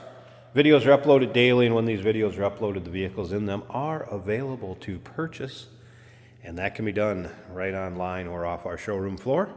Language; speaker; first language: English; native; English